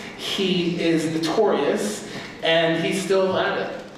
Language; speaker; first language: English; native; English